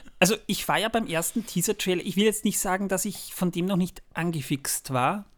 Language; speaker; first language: German; native; German